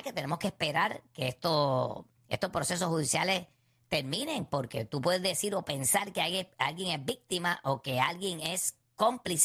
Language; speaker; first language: Spanish; native; Spanish